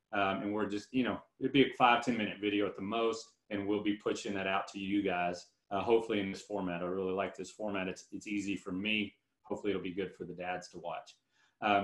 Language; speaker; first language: English; native; English